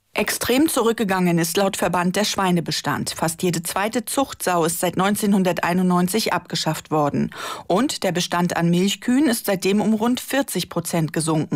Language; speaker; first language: German; native; German